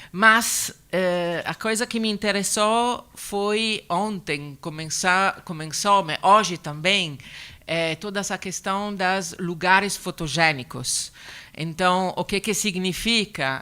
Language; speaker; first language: Portuguese; non-native, learner; Italian